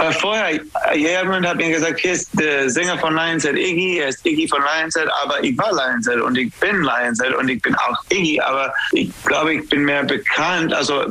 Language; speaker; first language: German; non-native, learner; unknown